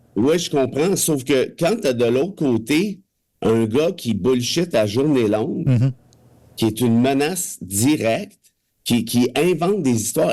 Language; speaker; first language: French; native; French